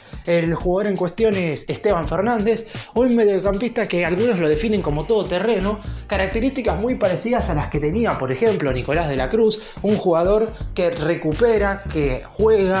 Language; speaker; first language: Spanish; native; Spanish